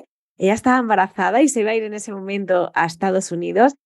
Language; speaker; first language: Spanish; native; Spanish